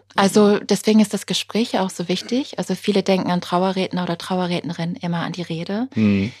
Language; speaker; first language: German; non-native, fluent; English